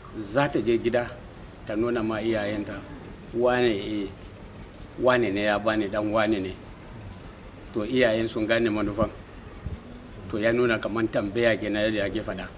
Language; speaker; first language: Hausa; non-native, local second language; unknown